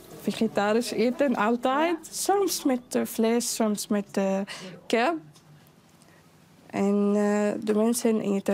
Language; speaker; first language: Dutch; non-native, learner; Arabic